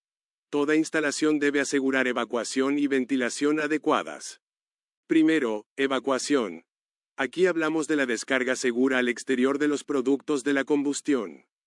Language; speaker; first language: Spanish; native; Spanish